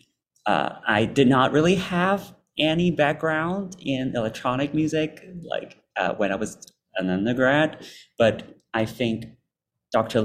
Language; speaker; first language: English; non-native, local second language; Cantonese